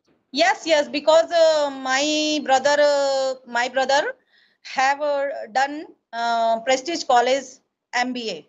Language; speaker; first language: English; non-native, learner; Hindi